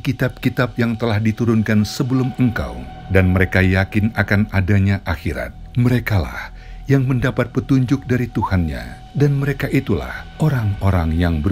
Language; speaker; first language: Indonesian; native; Indonesian